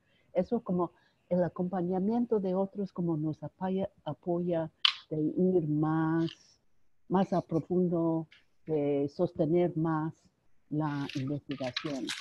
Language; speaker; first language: Spanish; non-native, fluent; English